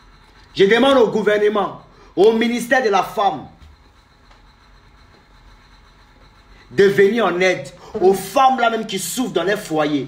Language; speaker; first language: French; native; French